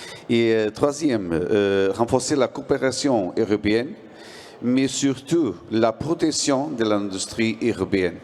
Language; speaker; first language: French; non-native, learner; Portuguese